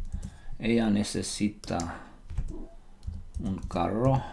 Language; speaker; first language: Spanish; non-native, learner; Slovak